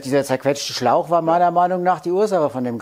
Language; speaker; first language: German; native; German